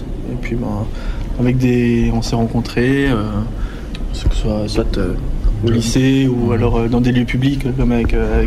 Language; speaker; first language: French; native; French